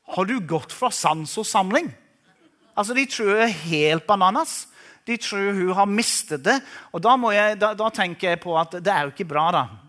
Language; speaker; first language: Norwegian; non-native, fluent; English